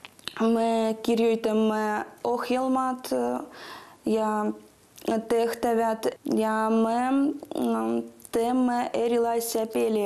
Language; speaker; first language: Finnish; non-native, fluent; Russian